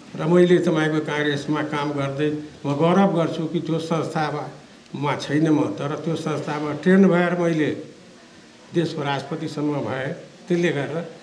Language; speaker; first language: Nepali; non-native, local second language; Maithili